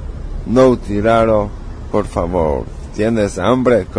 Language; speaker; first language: Spanish; non-native, learner; Polish